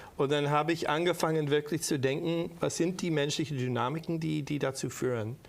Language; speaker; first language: German; non-native, fluent; English